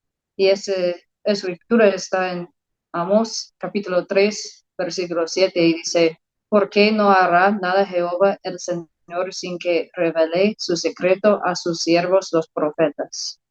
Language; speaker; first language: Spanish; non-native, learner; English